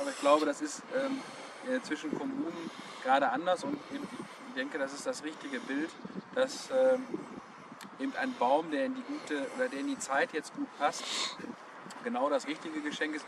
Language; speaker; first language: German; native; German